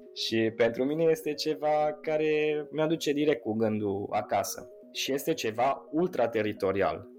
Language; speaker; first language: Romanian; non-native, fluent; Italian